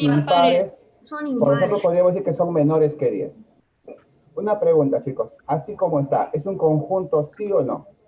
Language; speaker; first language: Spanish; native; Spanish